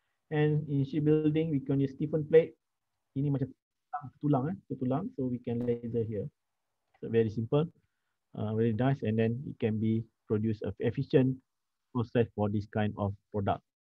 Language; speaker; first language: English; non-native, local second language; Malay